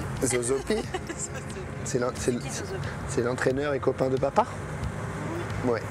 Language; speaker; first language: French; native; French